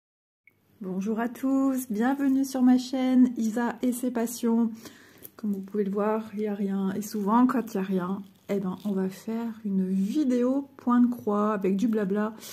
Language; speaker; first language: French; native; French